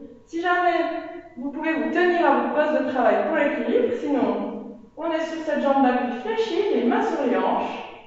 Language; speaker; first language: French; native; French